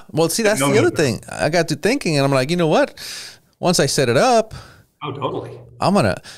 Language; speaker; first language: English; early bilingual, other home language; Spanish